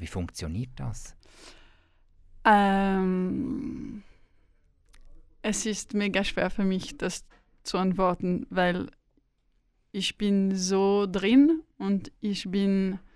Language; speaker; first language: German; native; German